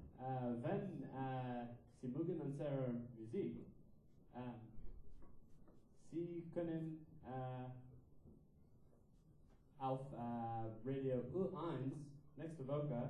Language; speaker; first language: German; non-native, learner; English